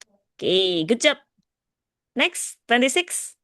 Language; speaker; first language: English; non-native, learner; Indonesian